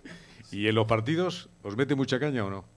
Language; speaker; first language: Spanish; native; Spanish